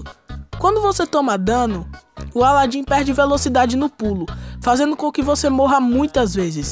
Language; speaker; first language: Portuguese; native; Portuguese